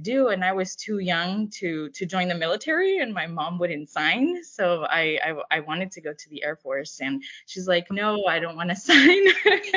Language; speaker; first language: English; early bilingual, other home language; Spanish